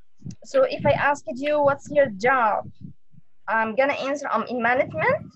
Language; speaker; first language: English; non-native, fluent; Arabic